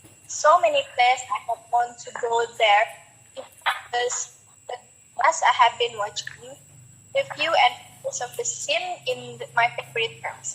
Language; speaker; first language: English; non-native, learner; Indonesian